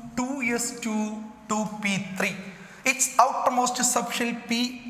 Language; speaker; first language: English; non-native, local second language; Malayalam